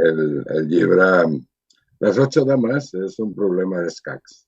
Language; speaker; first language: Catalan; non-native, local second language; Spanish